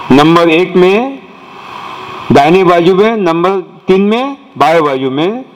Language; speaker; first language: Hindi; non-native, local second language; Marathi